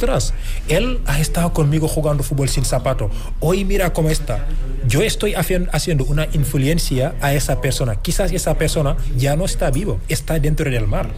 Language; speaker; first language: Spanish; non-native, fluent; Wolof